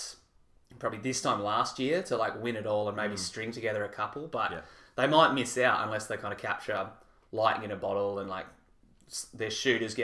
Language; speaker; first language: English; native; English